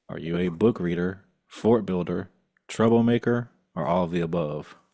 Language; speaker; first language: English; native; English